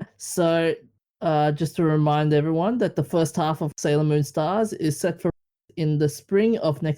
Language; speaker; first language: English; native; English